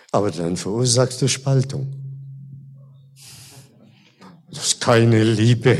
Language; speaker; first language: German; non-native, fluent; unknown